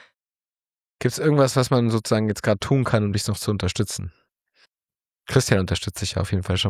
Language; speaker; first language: German; native; German